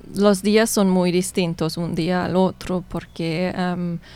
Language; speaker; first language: Spanish; non-native, fluent; German